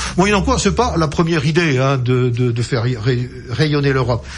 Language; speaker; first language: French; native; French